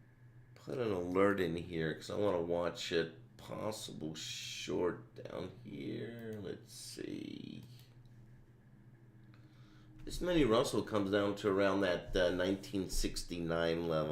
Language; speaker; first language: English; native; English